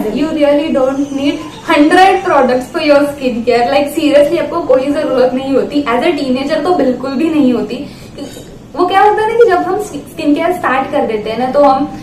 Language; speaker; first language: Hindi; non-native, local second language; Marathi